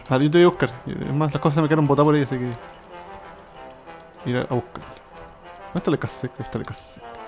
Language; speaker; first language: Spanish; native; Spanish